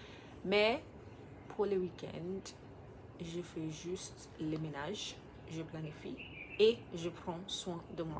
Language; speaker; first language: French; non-native, learner; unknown